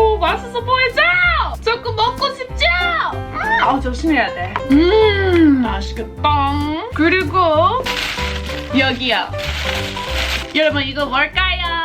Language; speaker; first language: Korean; non-native, fluent; English